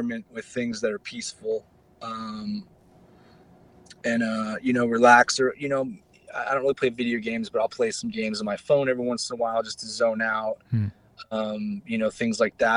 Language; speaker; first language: English; native; English